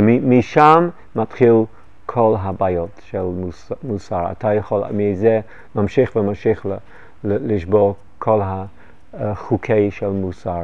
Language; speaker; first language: Hebrew; non-native, fluent; English